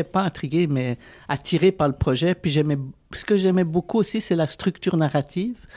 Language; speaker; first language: French; native; French